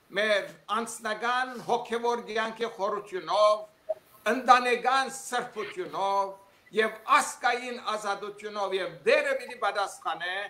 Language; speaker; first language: Armenian; early bilingual, heritage; Armenian